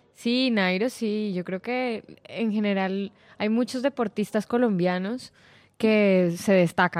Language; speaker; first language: Spanish; native; Spanish